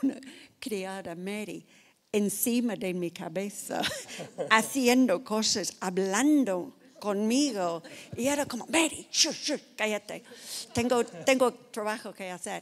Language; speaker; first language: Spanish; non-native, fluent; English